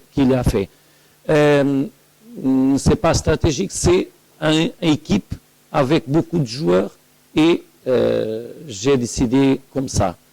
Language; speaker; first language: French; non-native, learner; Portuguese